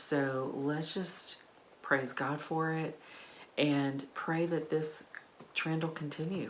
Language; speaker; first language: English; native; English